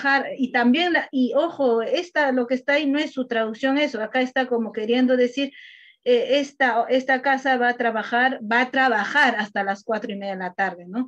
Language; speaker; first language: Spanish; non-native, local second language; Quechua